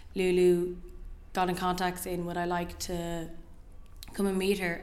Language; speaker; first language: English; native; English